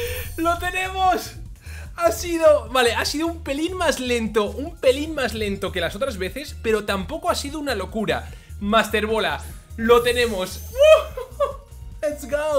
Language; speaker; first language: Spanish; native; Spanish